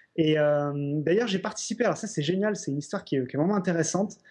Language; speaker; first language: French; native; French